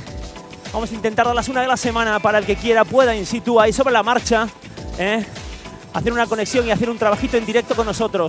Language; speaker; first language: Spanish; native; Spanish